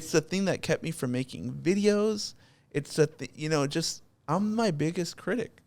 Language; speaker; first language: English; native; English